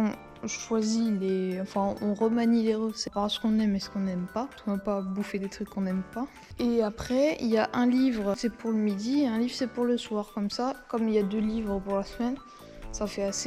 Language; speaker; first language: French; native; French